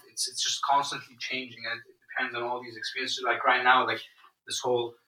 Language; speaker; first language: English; non-native, fluent; Arabic